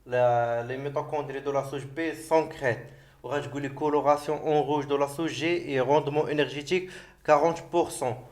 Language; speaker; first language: French; non-native, local second language; Arabic